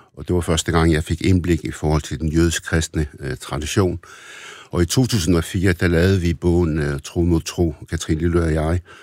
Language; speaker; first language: Danish; early bilingual, other home language; Arabic